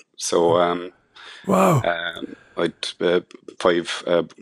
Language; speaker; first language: English; native; English